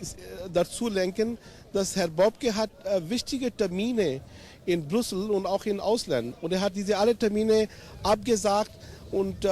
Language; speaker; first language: German; non-native, fluent; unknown